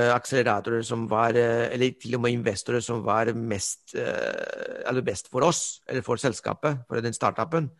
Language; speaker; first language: Norwegian; non-native, fluent; Spanish